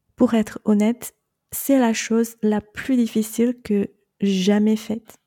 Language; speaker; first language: French; non-native, fluent; Chinese